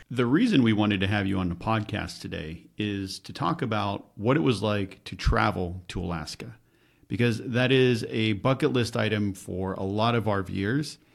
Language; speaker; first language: English; native; English